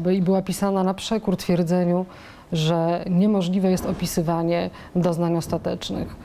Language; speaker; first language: Polish; native; Polish